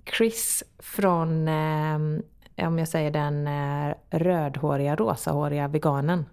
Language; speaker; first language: Swedish; native; Swedish